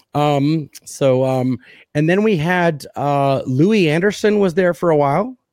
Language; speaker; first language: English; native; English